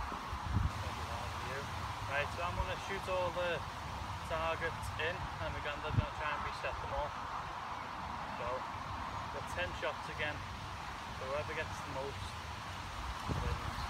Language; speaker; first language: English; native; English